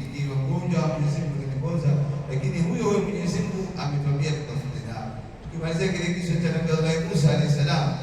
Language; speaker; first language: Swahili; native; Swahili